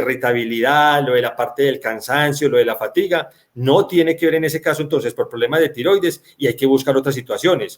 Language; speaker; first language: Spanish; native; Spanish